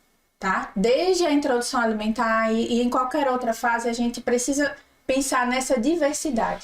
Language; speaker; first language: Portuguese; native; Portuguese